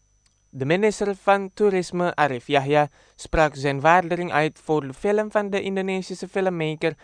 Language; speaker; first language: Dutch; non-native, fluent; Indonesian